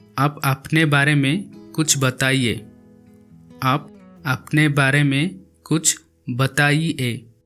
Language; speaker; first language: Hindi; non-native, local second language; Odia